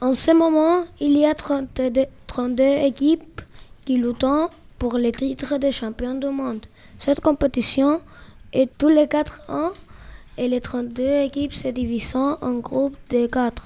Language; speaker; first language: French; non-native, learner; Spanish